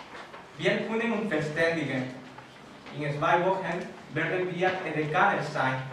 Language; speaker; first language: German; non-native, learner; Spanish